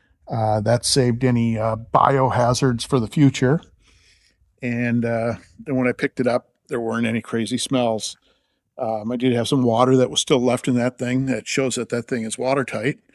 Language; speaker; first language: English; native; English